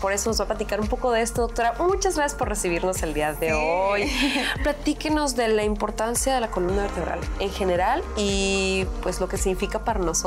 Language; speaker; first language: Spanish; native; Spanish